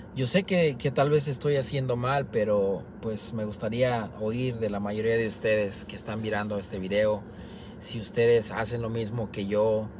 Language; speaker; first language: Spanish; native; Spanish